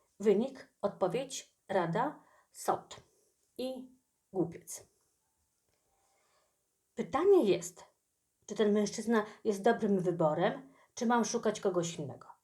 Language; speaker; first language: Polish; native; Polish